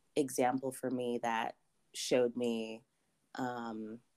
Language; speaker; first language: English; early bilingual, other home language; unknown